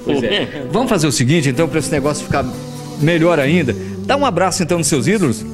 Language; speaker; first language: Portuguese; native; Portuguese